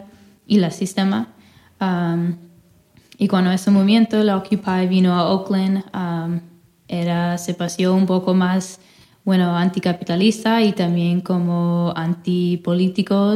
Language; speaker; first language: Spanish; non-native, fluent; English